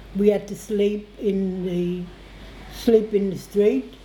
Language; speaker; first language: English; native; English